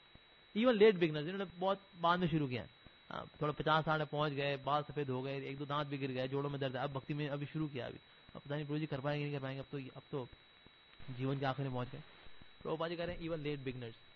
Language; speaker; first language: Hindi; native; Hindi